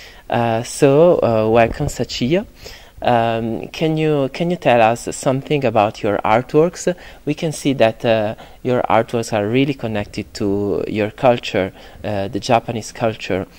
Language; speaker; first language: English; non-native, fluent; Italian